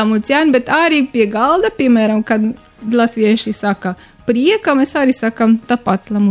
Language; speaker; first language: Latvian; non-native, learner; Romanian